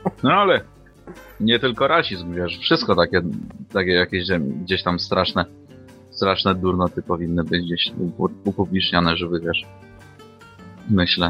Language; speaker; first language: Polish; native; Polish